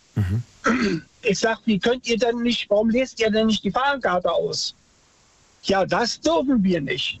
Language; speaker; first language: German; native; German